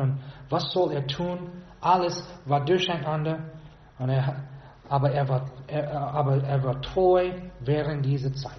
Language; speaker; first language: German; non-native, fluent; English